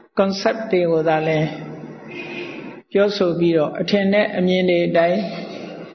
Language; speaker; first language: English; non-native, fluent; Burmese